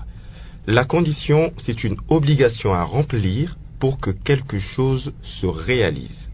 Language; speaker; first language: French; non-native, local second language; Lingala